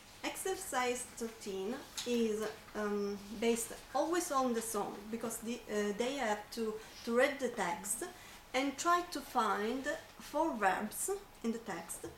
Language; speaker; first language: English; non-native, fluent; Italian